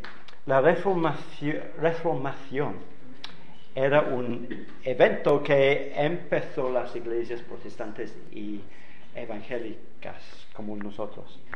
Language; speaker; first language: Spanish; non-native, fluent; English